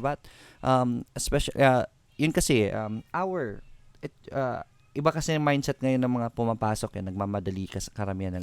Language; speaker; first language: Filipino; native; Filipino